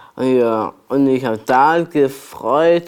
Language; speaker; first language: German; non-native, learner; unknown